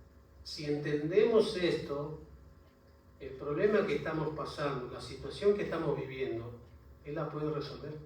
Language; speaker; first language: Spanish; native; Spanish